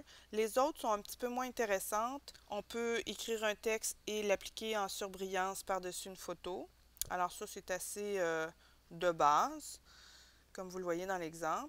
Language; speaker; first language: French; native; French